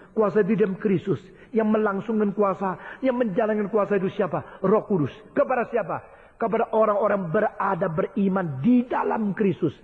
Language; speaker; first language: Indonesian; early bilingual, other home language; Chinese